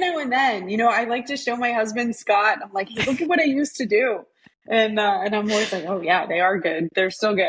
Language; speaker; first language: English; native; English